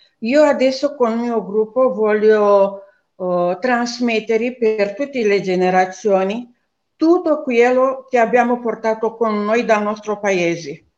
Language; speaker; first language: Italian; non-native, fluent; Romanian